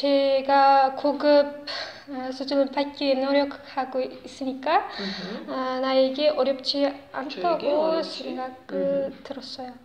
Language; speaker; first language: Korean; non-native, learner; Uzbek